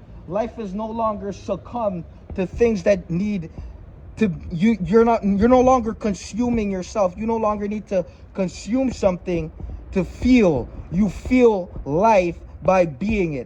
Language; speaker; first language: English; native; English